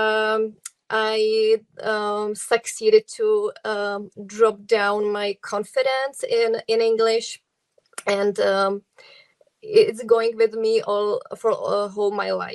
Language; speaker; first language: English; non-native, fluent; Czech